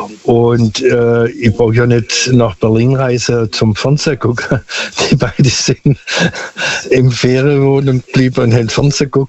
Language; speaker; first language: German; non-native, local second language; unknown